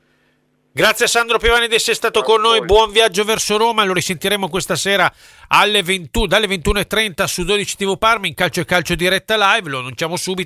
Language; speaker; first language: Italian; native; Italian